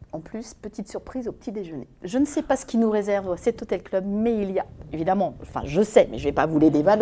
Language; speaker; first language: French; native; French